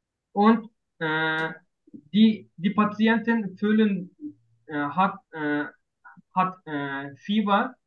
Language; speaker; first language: German; non-native, learner; Turkish